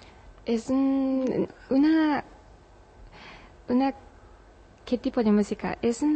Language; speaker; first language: Spanish; non-native, learner; Japanese